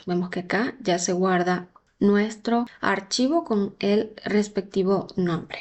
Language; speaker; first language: Spanish; native; Spanish